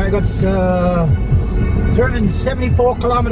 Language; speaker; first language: English; native; English